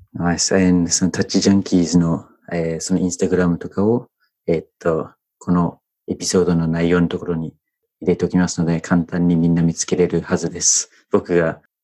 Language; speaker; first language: Japanese; non-native, fluent; English